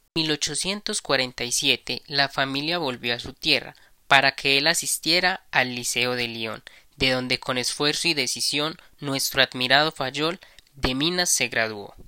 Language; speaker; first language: Spanish; native; Spanish